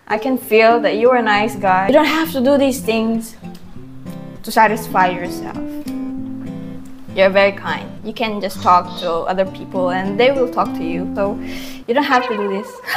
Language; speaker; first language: English; non-native, local second language; Filipino